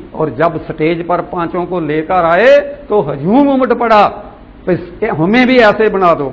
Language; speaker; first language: Hindi; non-native, local second language; Punjabi